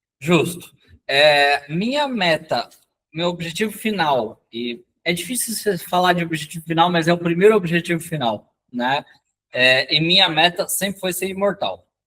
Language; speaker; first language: Portuguese; native; Portuguese